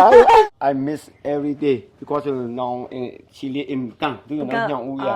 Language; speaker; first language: English; non-native, learner; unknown